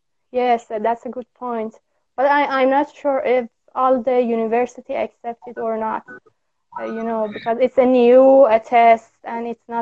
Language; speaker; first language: English; non-native, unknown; Persian